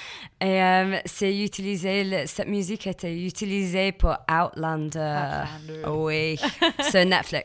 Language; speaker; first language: French; non-native, learner; English